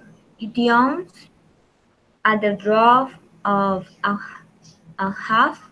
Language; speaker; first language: English; non-native, learner; Spanish